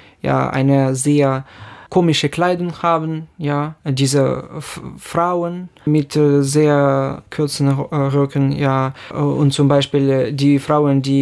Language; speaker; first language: German; non-native, fluent; Ukrainian